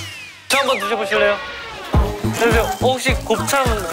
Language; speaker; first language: Korean; native; Korean